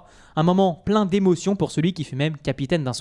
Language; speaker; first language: French; native; French